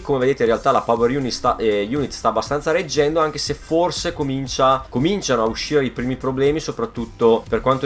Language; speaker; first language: Italian; native; Italian